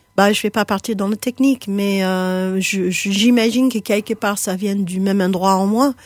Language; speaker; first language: French; non-native, fluent; English